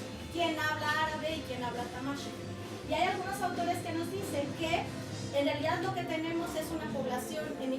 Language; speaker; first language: Spanish; native; Spanish